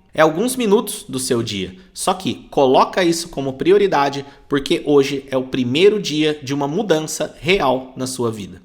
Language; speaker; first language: Portuguese; native; Portuguese